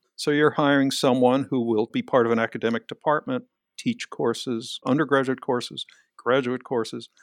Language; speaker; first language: English; native; English